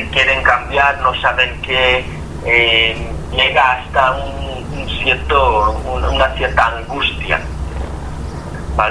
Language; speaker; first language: Spanish; non-native, fluent; Hebrew